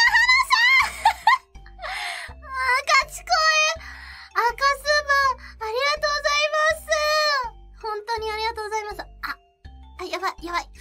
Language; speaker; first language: Japanese; non-native, fluent; English